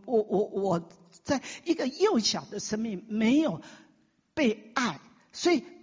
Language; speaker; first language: Chinese; native; Chinese